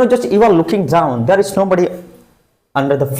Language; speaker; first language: English; non-native, fluent; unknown